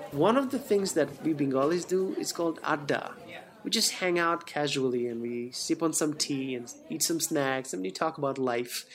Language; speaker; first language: English; non-native, fluent; Bangla